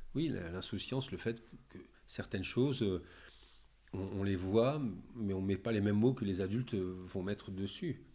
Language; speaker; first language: French; native; French